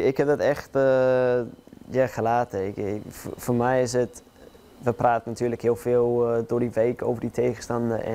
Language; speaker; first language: Dutch; non-native, fluent; English